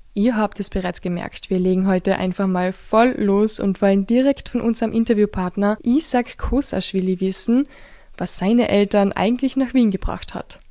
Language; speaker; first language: German; native; German